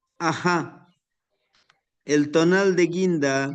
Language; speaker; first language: Spanish; native; Spanish